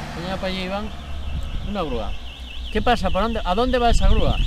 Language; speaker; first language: Spanish; native; Spanish